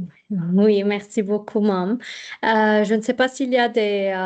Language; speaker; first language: French; non-native, fluent; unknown